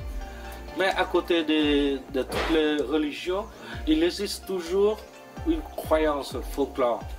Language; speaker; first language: French; non-native, fluent; Vietnamese